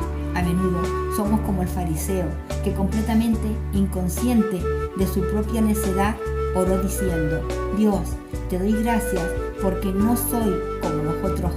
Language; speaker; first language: Spanish; native; Spanish